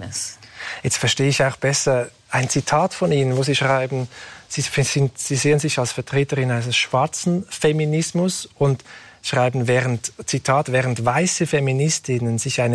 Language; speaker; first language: German; native; German